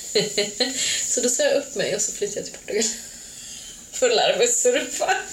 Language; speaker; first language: Swedish; early bilingual, other home language; Hungarian